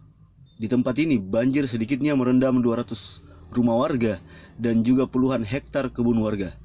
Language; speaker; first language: Indonesian; native; Indonesian